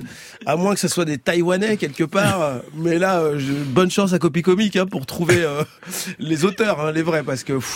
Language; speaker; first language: French; native; French